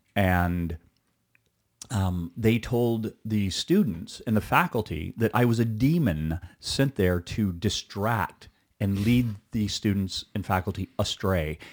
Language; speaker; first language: English; early bilingual, other home language; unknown